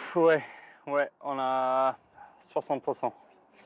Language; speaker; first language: French; non-native, learner; English